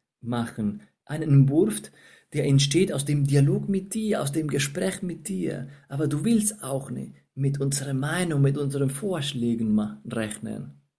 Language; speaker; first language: German; non-native, fluent; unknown